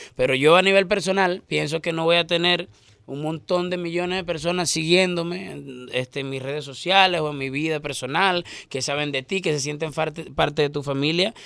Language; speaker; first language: Spanish; native; Spanish